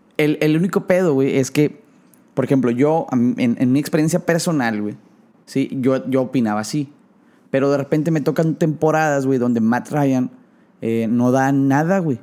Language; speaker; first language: Spanish; native; Spanish